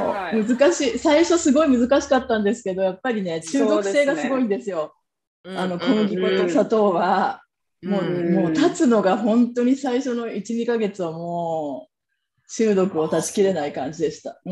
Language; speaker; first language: Japanese; native; Japanese